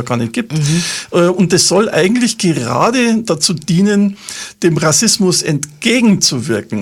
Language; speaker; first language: German; native; German